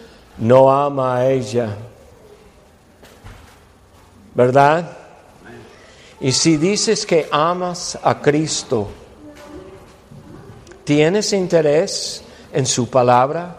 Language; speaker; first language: Spanish; non-native, fluent; English